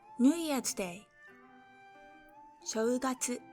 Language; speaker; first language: English; non-native, fluent; Japanese